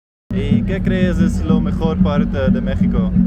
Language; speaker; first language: Spanish; non-native, learner; Dutch